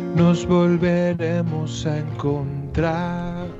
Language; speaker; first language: Spanish; native; Spanish